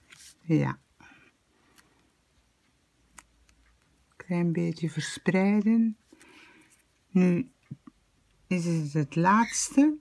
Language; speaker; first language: Dutch; native; Dutch